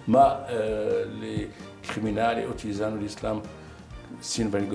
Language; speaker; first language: Italian; non-native, learner; Arabic